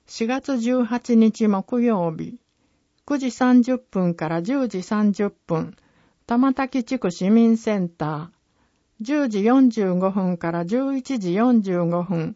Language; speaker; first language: Japanese; native; Japanese